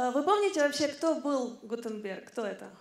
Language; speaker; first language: Russian; native; Russian